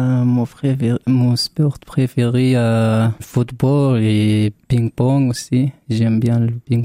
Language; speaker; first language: French; non-native, learner; Arabic